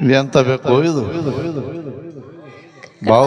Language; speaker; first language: Kannada; native; Kannada